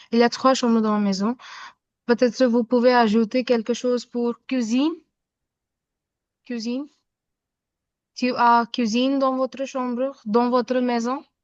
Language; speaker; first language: French; non-native, fluent; Hindi